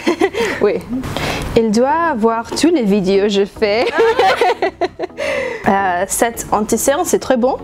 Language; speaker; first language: French; non-native, learner; English